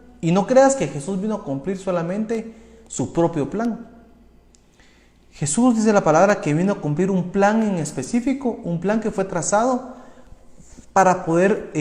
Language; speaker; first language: Spanish; native; Spanish